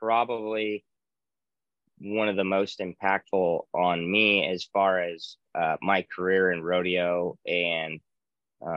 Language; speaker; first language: English; native; English